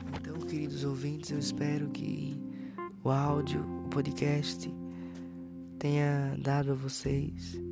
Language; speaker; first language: Portuguese; native; Portuguese